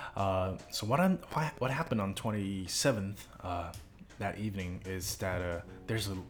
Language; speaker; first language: English; non-native, fluent; Chinese